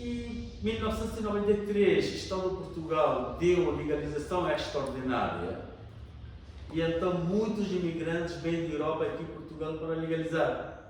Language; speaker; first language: Portuguese; non-native, learner; Bangla